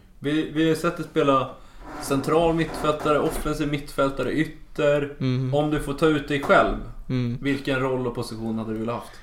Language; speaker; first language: Swedish; native; Swedish